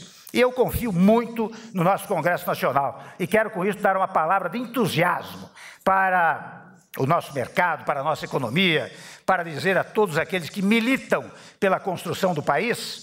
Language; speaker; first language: Portuguese; native; Portuguese